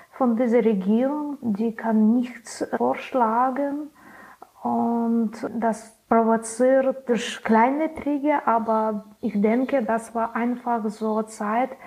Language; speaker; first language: German; non-native, learner; Belarusian